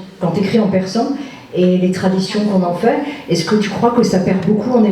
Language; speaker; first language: French; native; French